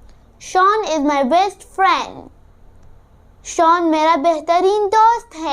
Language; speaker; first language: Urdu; early bilingual, heritage; Urdu